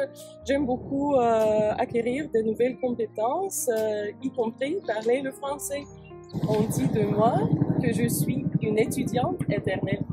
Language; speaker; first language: French; non-native, fluent; English